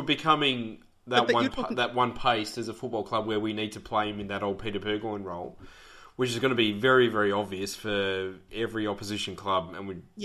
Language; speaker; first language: English; native; English